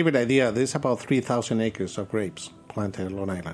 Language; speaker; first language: English; non-native, fluent; Spanish